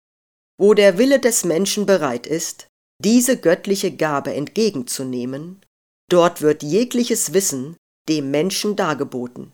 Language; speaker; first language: German; native; German